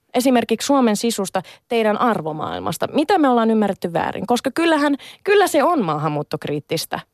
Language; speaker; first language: Finnish; native; Finnish